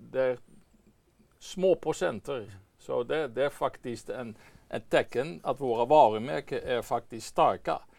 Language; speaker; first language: Swedish; non-native, fluent; Dutch